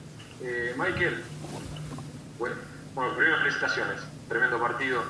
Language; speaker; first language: Spanish; native; Spanish